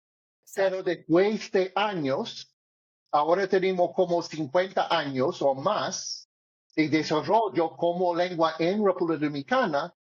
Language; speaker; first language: Spanish; non-native, learner; English